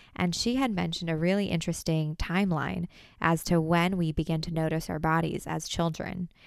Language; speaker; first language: English; native; English